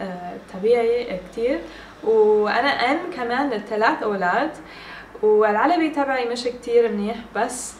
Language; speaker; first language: Arabic; early bilingual, heritage; English